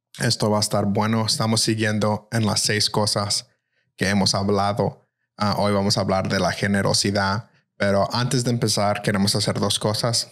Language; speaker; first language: Spanish; early bilingual, heritage; Spanish